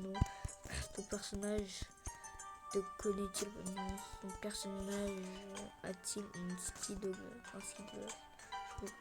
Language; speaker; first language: French; early bilingual, other home language; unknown